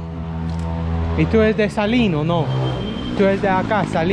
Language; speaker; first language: Spanish; non-native, learner; English